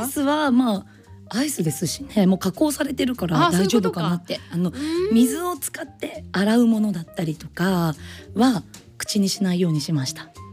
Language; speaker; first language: Japanese; native; Japanese